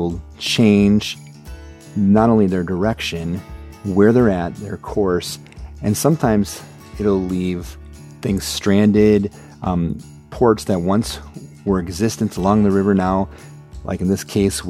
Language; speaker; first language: English; native; English